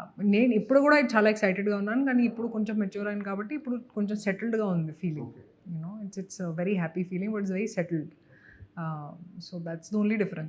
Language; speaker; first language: Telugu; non-native, fluent; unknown